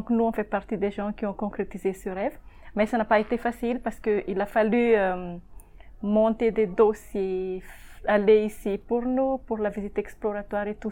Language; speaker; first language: French; non-native, local second language; Malagasy